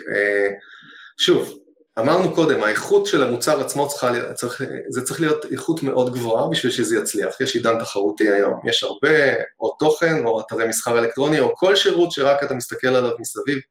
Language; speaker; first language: Hebrew; native; Hebrew